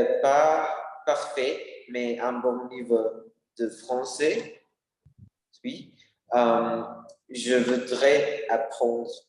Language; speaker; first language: French; non-native, learner; Spanish